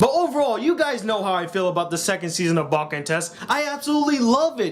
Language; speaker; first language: English; native; English